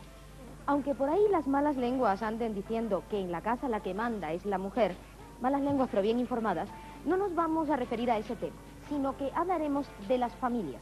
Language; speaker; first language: Spanish; native; Spanish